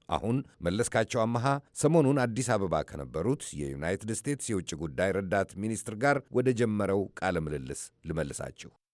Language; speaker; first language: Amharic; native; Amharic